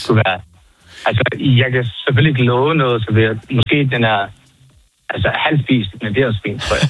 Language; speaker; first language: Danish; non-native, local second language; Faroese